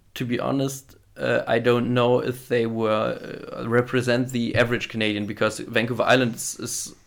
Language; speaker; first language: English; non-native, fluent; German